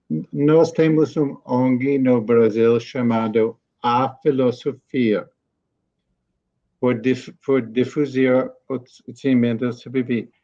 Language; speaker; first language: Portuguese; non-native, learner; English